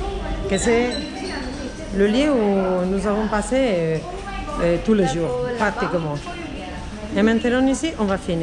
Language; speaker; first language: French; non-native, fluent; Spanish